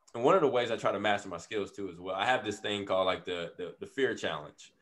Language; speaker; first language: English; native; English